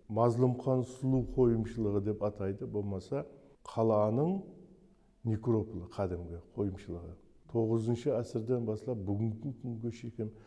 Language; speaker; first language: Uzbek; non-native, local second language; Kara-Kalpak